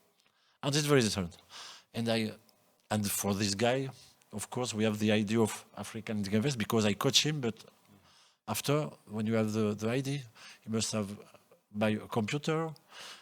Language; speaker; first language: English; non-native, local second language; French